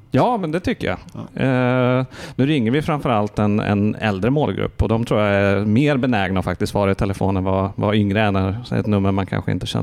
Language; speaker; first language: Swedish; native; Swedish